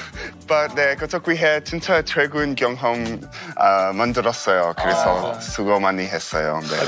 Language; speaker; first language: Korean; non-native, learner; English